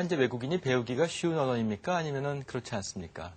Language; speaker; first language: Korean; native; Korean